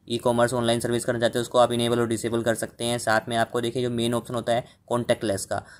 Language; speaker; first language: Hindi; native; Hindi